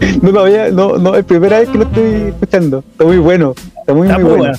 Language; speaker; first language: Spanish; native; Spanish